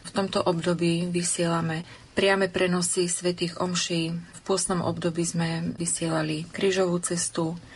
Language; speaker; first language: Slovak; native; Slovak